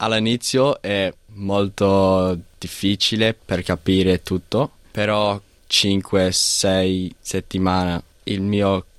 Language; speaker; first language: Italian; non-native, learner; English